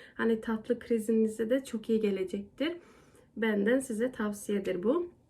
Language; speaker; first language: Turkish; early bilingual, heritage; Turkish